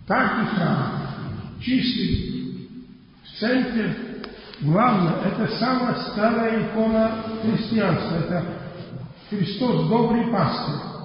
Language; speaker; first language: Russian; non-native, fluent; Polish